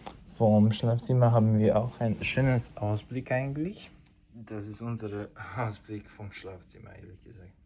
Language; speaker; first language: German; non-native, fluent; Croatian